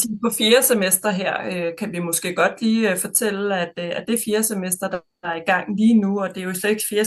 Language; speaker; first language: Danish; native; Danish